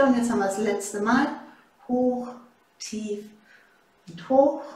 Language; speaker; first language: German; native; German